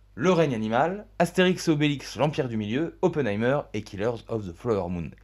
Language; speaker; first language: French; native; French